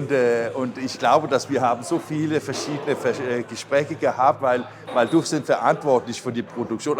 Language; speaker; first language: German; non-native, learner; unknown